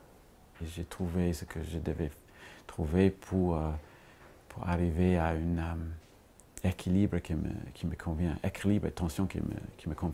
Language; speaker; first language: French; non-native, fluent; English